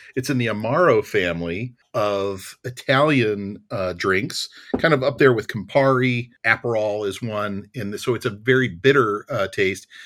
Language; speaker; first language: English; native; English